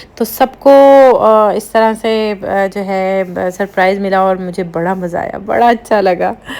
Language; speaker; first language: Urdu; native; Urdu